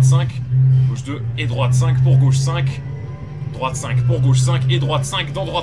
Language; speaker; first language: French; native; French